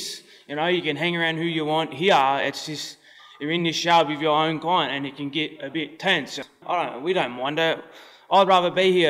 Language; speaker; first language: English; native; English